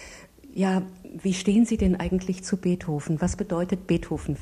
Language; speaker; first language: German; native; German